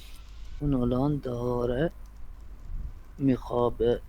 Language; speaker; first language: Persian; non-native, learner; Urdu